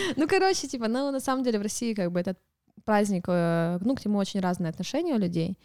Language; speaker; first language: Russian; native; Russian